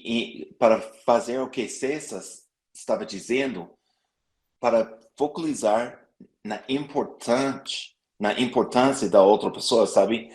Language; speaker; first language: Portuguese; non-native, fluent; English